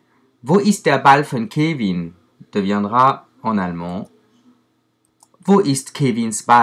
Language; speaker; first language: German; non-native, fluent; French